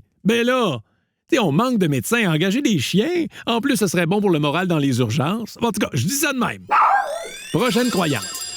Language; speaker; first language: French; native; French